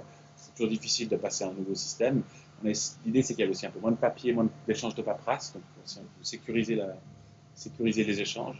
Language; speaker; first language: French; native; French